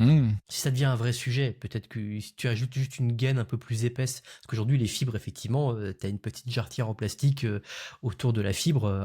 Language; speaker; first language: French; native; French